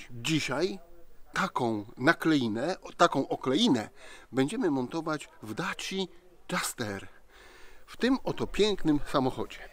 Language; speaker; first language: Polish; native; Polish